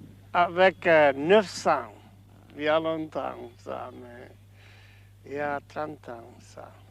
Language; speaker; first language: French; non-native, local second language; Basque